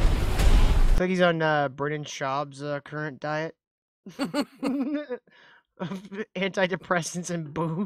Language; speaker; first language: English; native; English